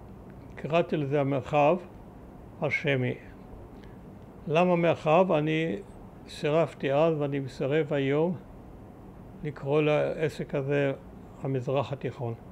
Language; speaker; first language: Hebrew; early bilingual, other home language; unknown